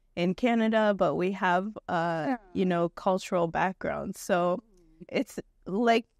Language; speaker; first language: English; native; English